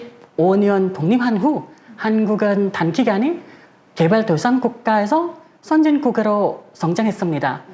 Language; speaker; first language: Korean; non-native, fluent; Indonesian